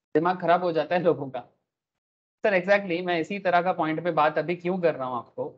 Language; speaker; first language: Hindi; non-native, local second language; Bangla